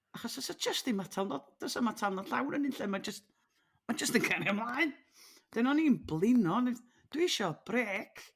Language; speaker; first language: Welsh; native; Welsh